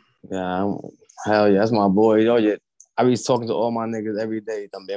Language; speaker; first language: English; early bilingual, other home language; Spanish